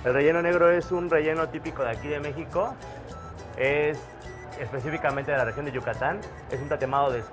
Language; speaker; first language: Spanish; native; Spanish